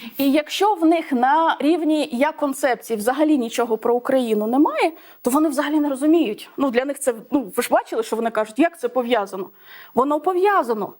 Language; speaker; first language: Ukrainian; non-native, local second language; Russian